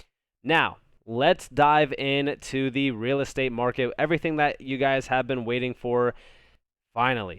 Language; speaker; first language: English; native; English